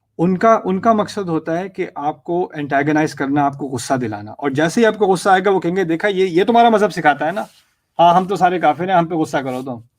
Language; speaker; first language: Urdu; early bilingual, heritage; Urdu